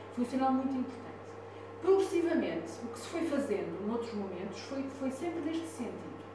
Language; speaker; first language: Portuguese; non-native, fluent; Italian